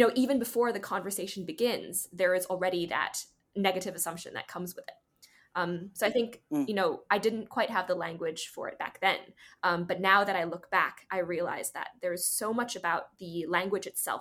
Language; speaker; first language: English; native; English